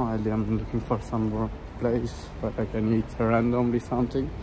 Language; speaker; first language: English; non-native, learner; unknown